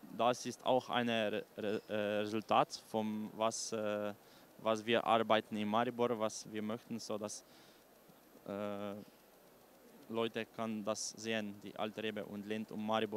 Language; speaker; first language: German; non-native, learner; Slovenian